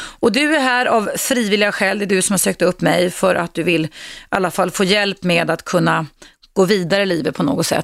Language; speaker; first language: Swedish; native; Swedish